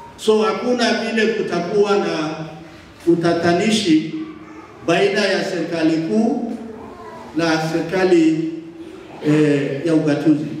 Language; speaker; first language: Swahili; non-native, local second language; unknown